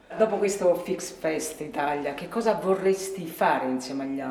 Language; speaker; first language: Italian; native; Italian